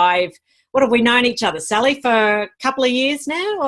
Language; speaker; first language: English; native; English